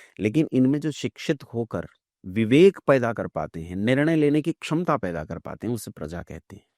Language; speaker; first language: Hindi; native; Hindi